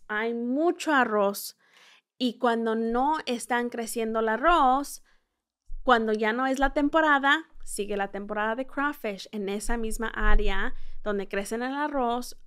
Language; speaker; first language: Spanish; early bilingual, heritage; Spanish